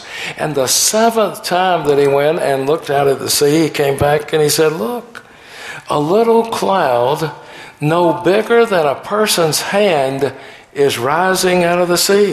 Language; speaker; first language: English; native; English